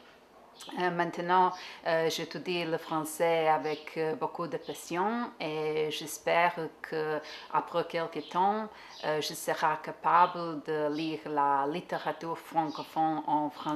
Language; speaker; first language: French; non-native, learner; Serbian